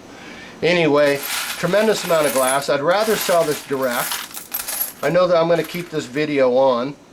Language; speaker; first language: English; native; English